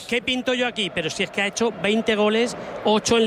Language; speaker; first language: Spanish; native; Spanish